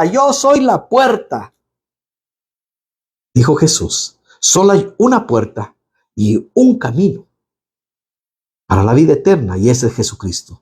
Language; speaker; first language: Spanish; native; Spanish